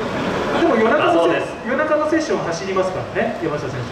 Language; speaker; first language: Japanese; native; Japanese